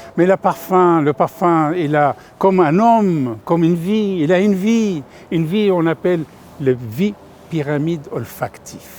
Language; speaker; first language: French; non-native, fluent; Arabic